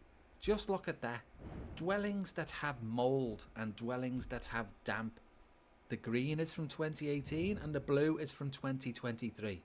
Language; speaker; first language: English; native; English